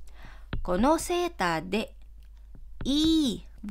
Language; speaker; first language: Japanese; non-native, fluent; Filipino